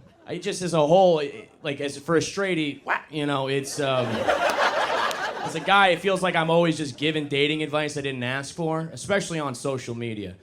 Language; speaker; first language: English; native; English